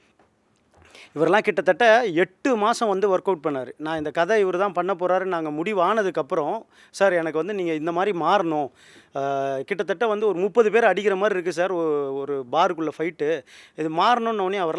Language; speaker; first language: Tamil; native; Tamil